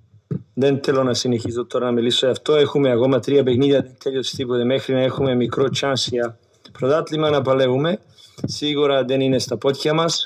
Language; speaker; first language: Greek; non-native, learner; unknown